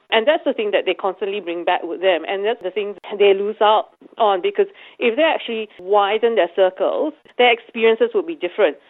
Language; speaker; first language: English; native; English